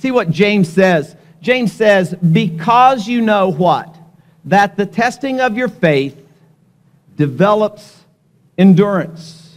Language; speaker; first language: English; native; English